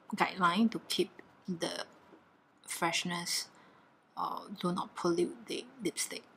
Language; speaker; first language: English; non-native, local second language; Chinese